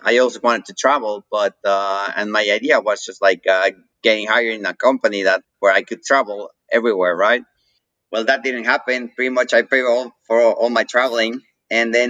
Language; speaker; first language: English; non-native, fluent; Spanish